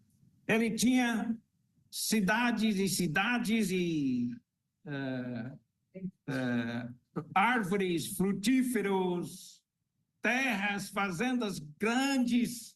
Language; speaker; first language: Portuguese; non-native, fluent; English